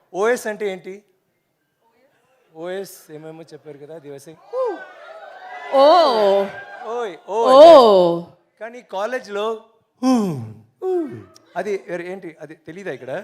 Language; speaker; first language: Telugu; non-native, learner; Tamil